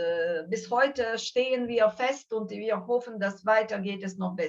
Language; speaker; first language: German; non-native, fluent; Ukrainian